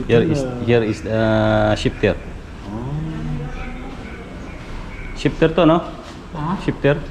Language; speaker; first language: English; non-native, learner; Filipino